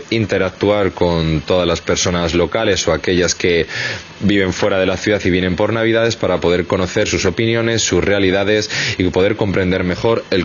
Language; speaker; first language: Spanish; native; Spanish